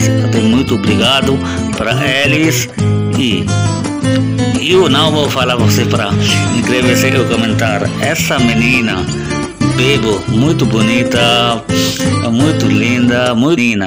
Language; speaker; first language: Portuguese; non-native, learner; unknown